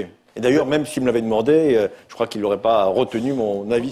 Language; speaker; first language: French; native; French